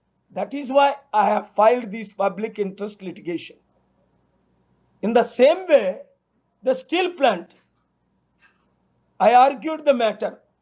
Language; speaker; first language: English; non-native, local second language; Telugu